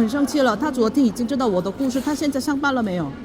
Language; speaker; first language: Chinese; non-native, fluent; Korean